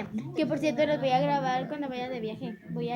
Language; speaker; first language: Spanish; native; Spanish